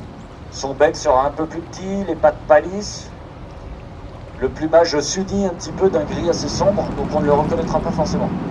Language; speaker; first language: French; native; French